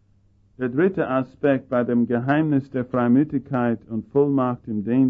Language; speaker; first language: German; non-native, fluent; English